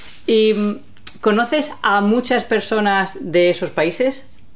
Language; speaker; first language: Spanish; native; Spanish